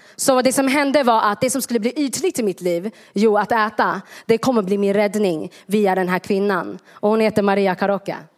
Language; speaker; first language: Swedish; early bilingual, other home language; Tigrinya